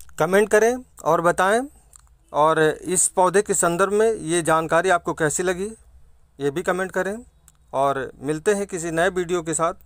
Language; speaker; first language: Hindi; native; Hindi